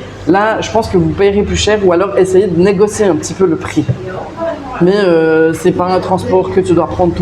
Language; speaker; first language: French; native; French